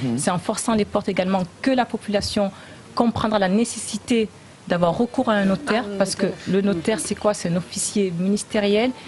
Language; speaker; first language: French; early bilingual, other home language; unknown